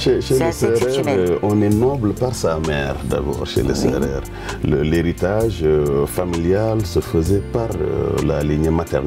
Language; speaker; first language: French; non-native, local second language; Wolof